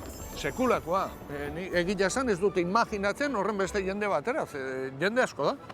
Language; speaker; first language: Basque; native; Basque